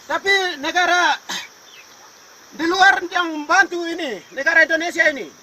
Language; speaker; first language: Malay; non-native, local second language; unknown